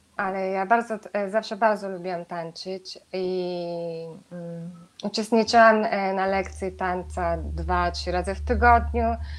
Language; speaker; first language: Polish; non-native, fluent; Japanese